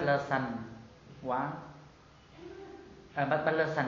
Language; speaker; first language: Japanese; non-native, learner; Vietnamese